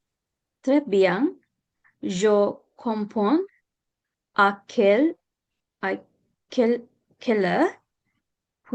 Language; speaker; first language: French; non-native, learner; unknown